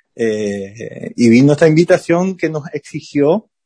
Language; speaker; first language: Spanish; native; Spanish